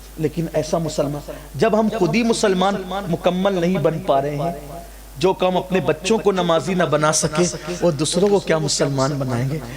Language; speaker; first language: Urdu; native; Urdu